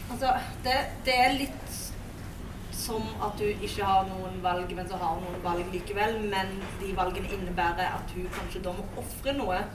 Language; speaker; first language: Norwegian; early bilingual, other home language; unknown